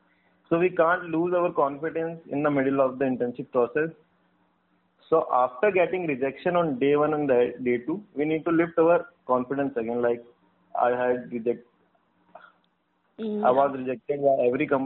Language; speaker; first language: English; non-native, local second language; Hindi